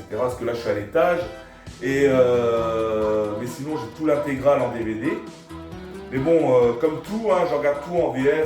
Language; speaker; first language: French; native; French